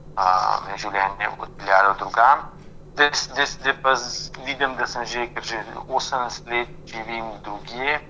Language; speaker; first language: Slovenian; native; Slovenian